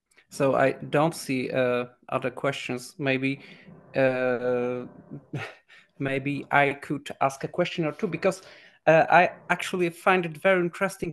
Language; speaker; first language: English; non-native, fluent; Polish